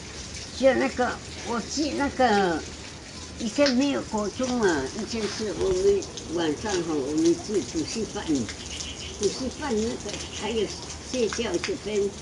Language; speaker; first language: Chinese; non-native, local second language; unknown